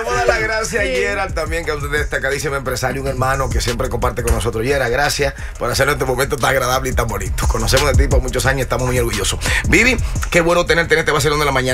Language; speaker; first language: Spanish; native; Spanish